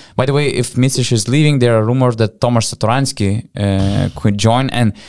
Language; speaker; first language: English; non-native, fluent; Lithuanian